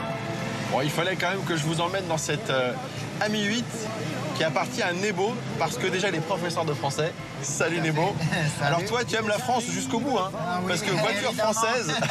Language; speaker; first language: French; native; French